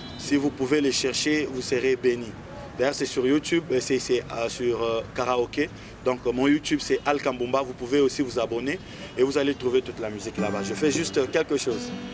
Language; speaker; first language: French; non-native, local second language; Swahili